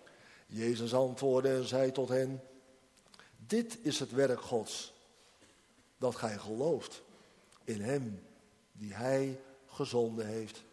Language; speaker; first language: Dutch; native; Dutch